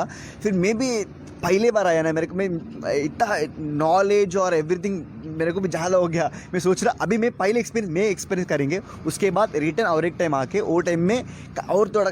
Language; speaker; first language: Hindi; non-native, local second language; Telugu